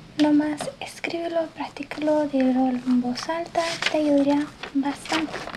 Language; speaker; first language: Spanish; early bilingual, heritage; English